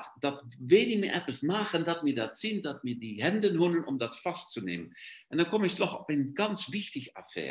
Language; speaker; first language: German; non-native, fluent; Luxembourgish